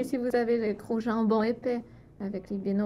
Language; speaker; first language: French; native; French